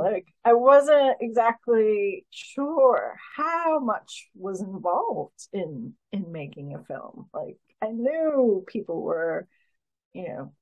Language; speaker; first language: English; native; English